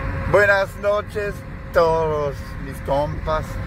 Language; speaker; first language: Spanish; non-native, learner; English